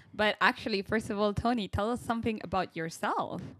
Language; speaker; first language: English; non-native, fluent; Italian